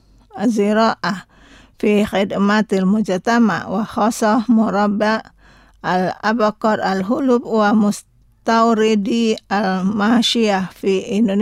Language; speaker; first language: Arabic; non-native, fluent; Indonesian